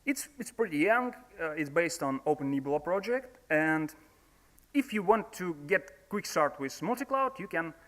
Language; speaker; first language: English; non-native, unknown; Russian